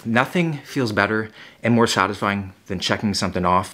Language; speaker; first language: English; native; English